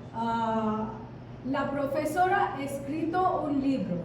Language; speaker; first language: Spanish; non-native, fluent; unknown